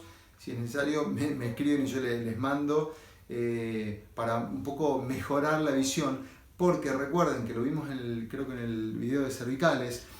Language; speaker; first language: Spanish; native; Spanish